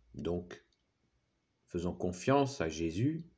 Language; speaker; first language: French; native; French